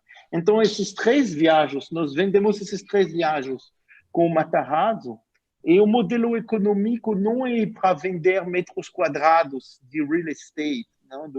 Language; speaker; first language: Portuguese; non-native, fluent; French